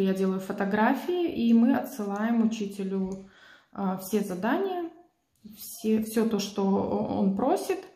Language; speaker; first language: Russian; native; Russian